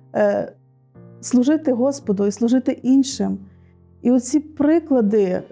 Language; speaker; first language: Ukrainian; native; Ukrainian